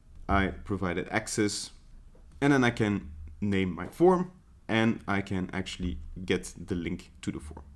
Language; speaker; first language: English; non-native, fluent; Dutch